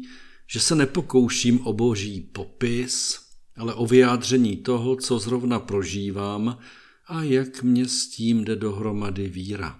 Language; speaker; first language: Czech; native; Czech